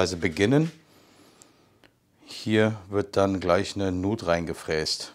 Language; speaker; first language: German; native; German